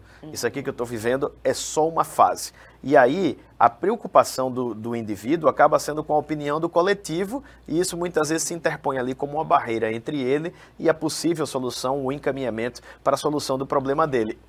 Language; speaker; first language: Portuguese; native; Portuguese